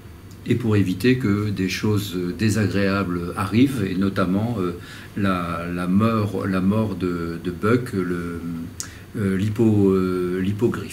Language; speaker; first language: French; native; French